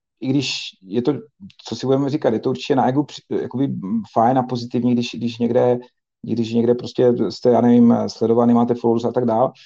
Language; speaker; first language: Czech; native; Czech